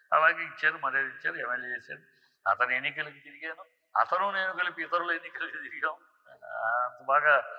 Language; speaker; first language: Telugu; native; Telugu